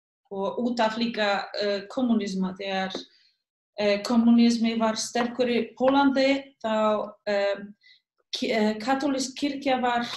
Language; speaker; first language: Icelandic; non-native, fluent; Polish